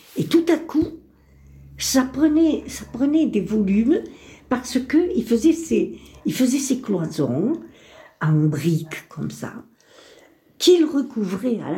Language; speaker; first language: French; early bilingual, other home language; Spanish